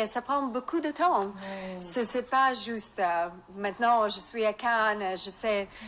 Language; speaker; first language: French; non-native, learner; Russian